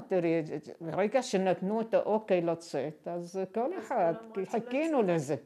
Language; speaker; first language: Hebrew; non-native, fluent; Arabic